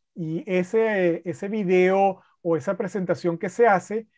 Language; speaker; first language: Spanish; native; Spanish